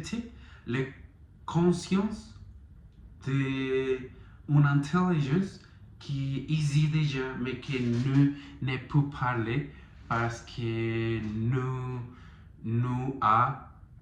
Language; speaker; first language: French; non-native, learner; Spanish